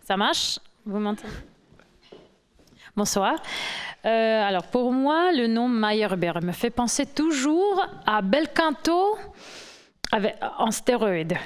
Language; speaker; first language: French; non-native, fluent; English